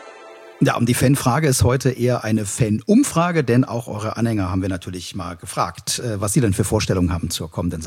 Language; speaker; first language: German; native; German